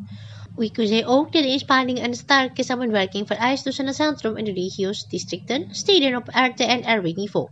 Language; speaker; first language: Dutch; non-native, fluent; Indonesian